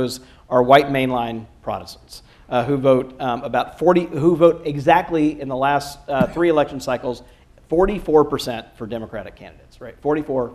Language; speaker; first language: English; native; English